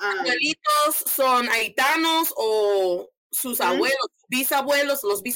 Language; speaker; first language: Spanish; non-native, fluent; English